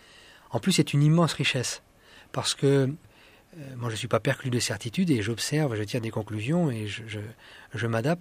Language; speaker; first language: French; native; French